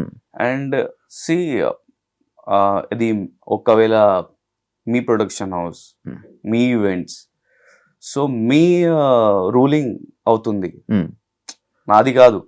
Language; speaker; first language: Telugu; non-native, learner; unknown